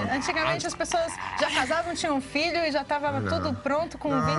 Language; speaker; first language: Portuguese; native; Portuguese